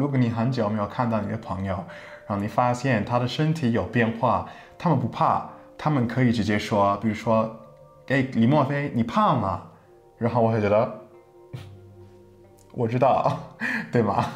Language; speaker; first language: Chinese; non-native, fluent; English